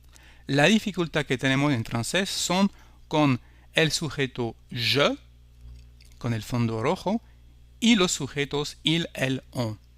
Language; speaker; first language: Spanish; non-native, fluent; French